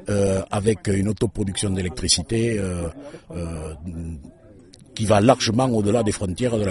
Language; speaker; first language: French; native; French